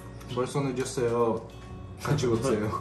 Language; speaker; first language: Korean; non-native, learner; Russian